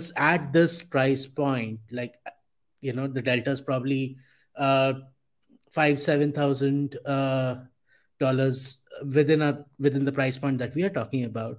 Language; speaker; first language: English; non-native, local second language; Hindi